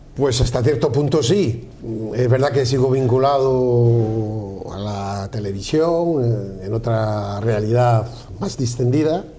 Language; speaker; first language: Spanish; native; Spanish